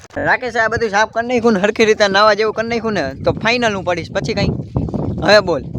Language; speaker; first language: Gujarati; native; Gujarati